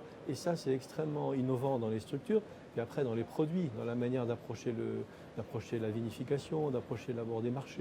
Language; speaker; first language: French; native; French